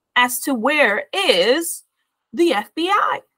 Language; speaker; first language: English; native; English